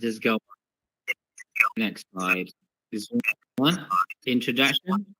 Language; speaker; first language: English; non-native, fluent; Indonesian